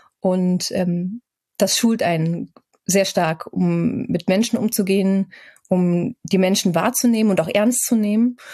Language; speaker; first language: German; native; German